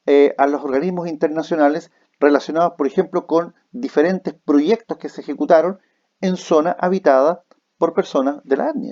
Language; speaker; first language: Spanish; native; Spanish